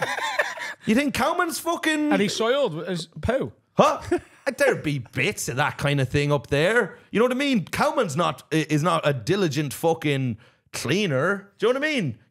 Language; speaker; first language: English; native; English